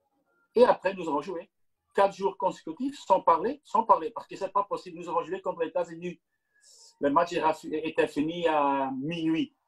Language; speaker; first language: French; non-native, local second language; Dutch